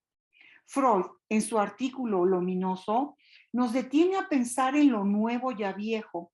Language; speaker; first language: Spanish; native; Spanish